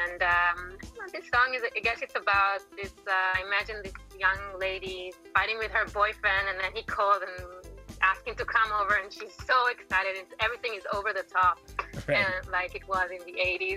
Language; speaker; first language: English; non-native, fluent; Hebrew